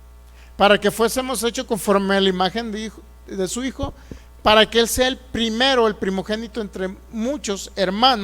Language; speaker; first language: Spanish; native; Spanish